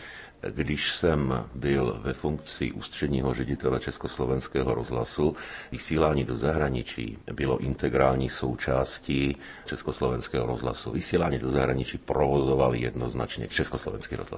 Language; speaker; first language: Czech; native; Czech